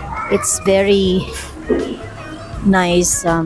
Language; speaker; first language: English; non-native, local second language; Aklanon